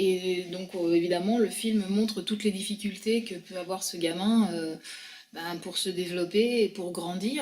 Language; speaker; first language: French; native; French